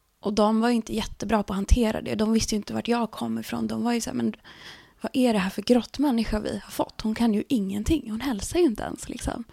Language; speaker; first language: Swedish; native; Swedish